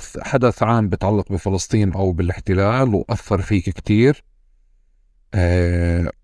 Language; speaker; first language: Arabic; native; Arabic